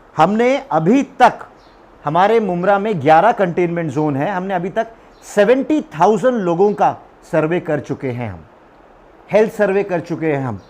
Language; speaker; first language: Hindi; non-native, local second language; Marathi